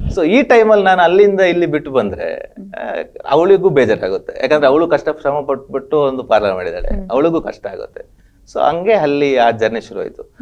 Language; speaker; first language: Kannada; native; Kannada